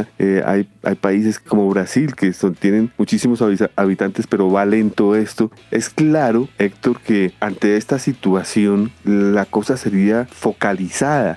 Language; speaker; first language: Spanish; native; Spanish